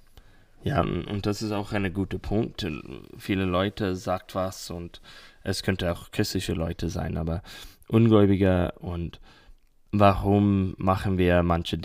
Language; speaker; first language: German; non-native, learner; English